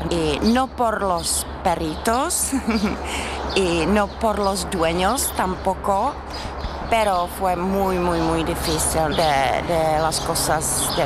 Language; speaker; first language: Spanish; non-native, fluent; Czech